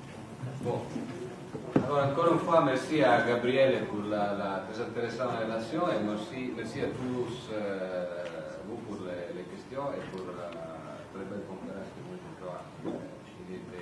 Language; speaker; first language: French; non-native, fluent; Italian